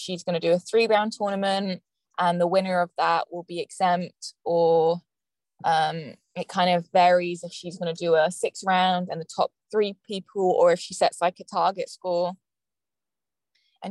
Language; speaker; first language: English; native; English